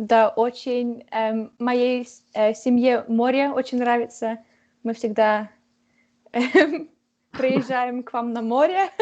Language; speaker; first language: Russian; early bilingual, heritage; Russian